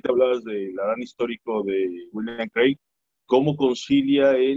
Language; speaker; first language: Spanish; native; Spanish